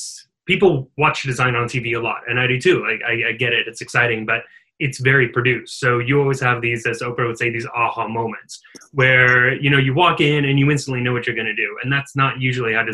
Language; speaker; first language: English; native; English